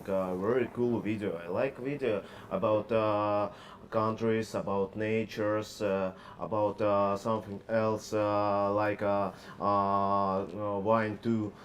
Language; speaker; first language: English; non-native, learner; Russian